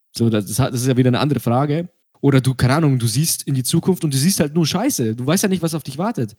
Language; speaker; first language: German; early bilingual, other home language; Russian